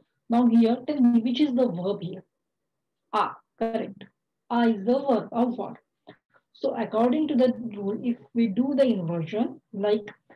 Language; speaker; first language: English; non-native, local second language; Marathi